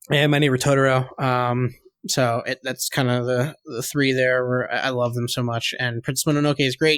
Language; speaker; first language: English; native; English